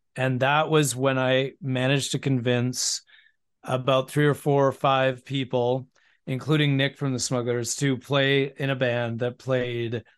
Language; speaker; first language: English; native; English